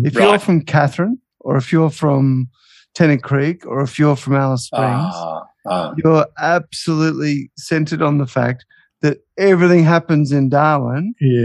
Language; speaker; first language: English; native; English